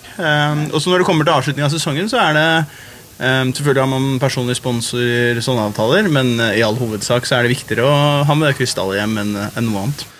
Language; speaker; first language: Norwegian; native; Norwegian